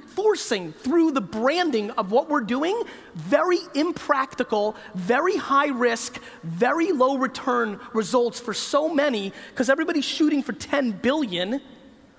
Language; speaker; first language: English; native; English